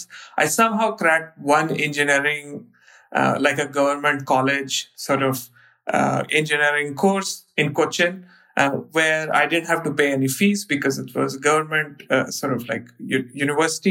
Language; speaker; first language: English; non-native, local second language; Hindi